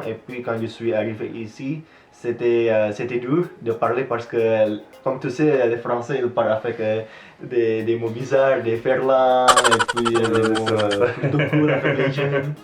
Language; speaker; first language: French; non-native, fluent; Indonesian